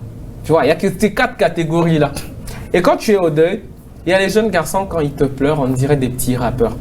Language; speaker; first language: French; non-native, local second language; Swahili